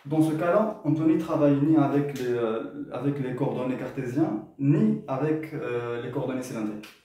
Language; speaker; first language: French; non-native, local second language; Arabic